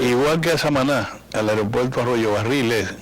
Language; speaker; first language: Spanish; native; Spanish